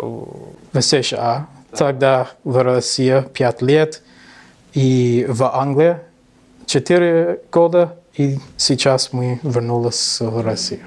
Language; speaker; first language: Russian; non-native, learner; English